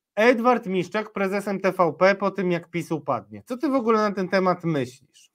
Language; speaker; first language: Polish; native; Polish